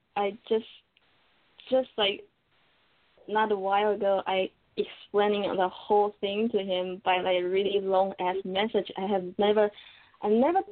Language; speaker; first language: English; non-native, fluent; Chinese